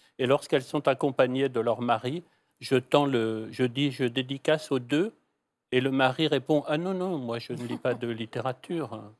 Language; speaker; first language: French; native; French